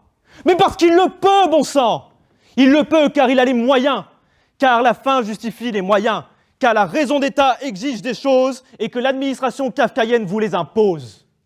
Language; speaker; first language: French; native; French